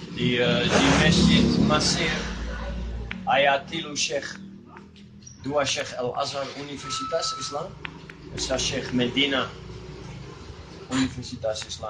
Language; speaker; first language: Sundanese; non-native, learner; Dutch